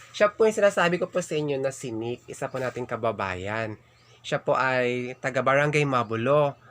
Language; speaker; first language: Filipino; non-native, local second language; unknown